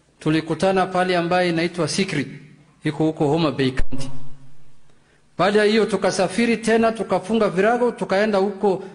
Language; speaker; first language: Swahili; non-native, local second language; Luo (Kenya and Tanzania)